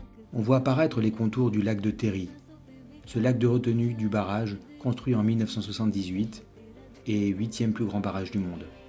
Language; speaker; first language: French; native; French